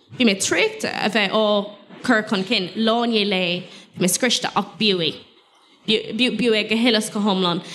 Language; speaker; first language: Irish; non-native, local second language; English